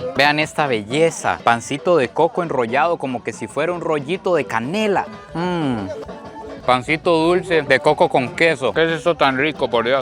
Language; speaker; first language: Spanish; native; Spanish